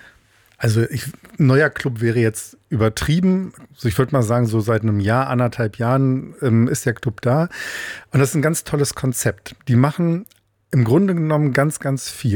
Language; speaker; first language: German; native; German